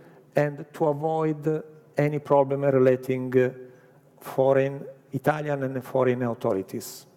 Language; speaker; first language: English; non-native, learner; Italian